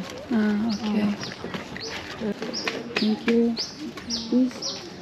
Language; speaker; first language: English; non-native, learner; Turkmen